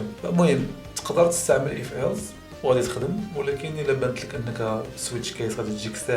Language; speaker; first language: Arabic; native; Arabic